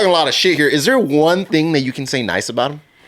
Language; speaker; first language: English; native; English